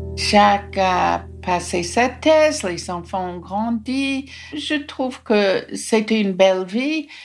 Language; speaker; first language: French; non-native, fluent; English